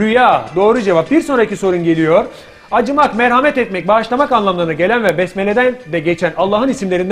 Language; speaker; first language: Turkish; native; Turkish